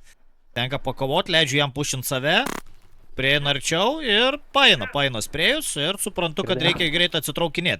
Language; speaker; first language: Lithuanian; native; Lithuanian